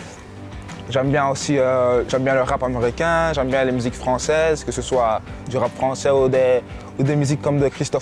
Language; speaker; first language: French; early bilingual, other home language; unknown